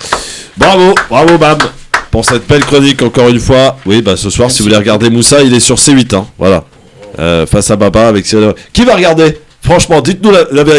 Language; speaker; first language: French; native; French